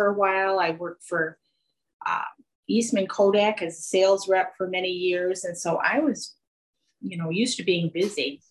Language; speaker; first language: English; native; English